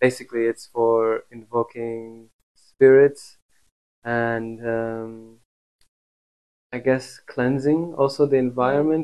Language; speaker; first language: English; native; English